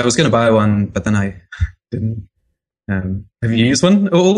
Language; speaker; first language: English; native; English